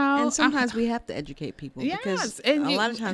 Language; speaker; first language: English; native; English